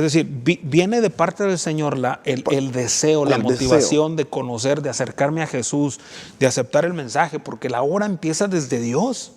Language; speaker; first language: Spanish; native; Spanish